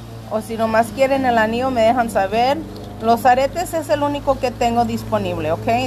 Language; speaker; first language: Spanish; early bilingual, heritage; Spanish